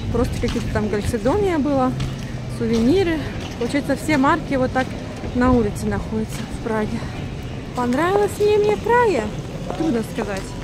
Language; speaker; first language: Russian; native; Russian